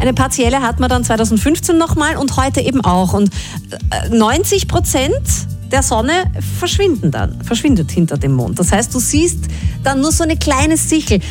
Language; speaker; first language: German; native; German